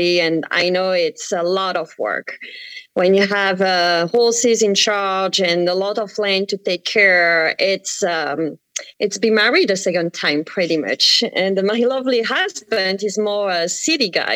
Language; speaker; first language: English; non-native, fluent; French